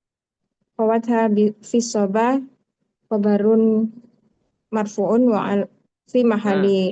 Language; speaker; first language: Arabic; non-native, learner; Indonesian